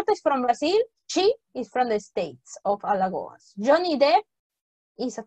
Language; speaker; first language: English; non-native, fluent; Spanish